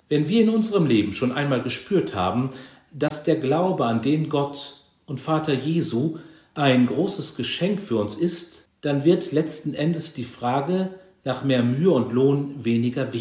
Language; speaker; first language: German; native; German